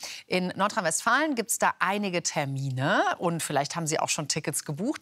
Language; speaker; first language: German; native; German